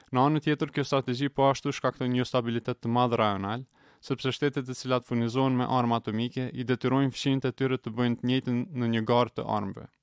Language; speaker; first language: Albanian; native; Albanian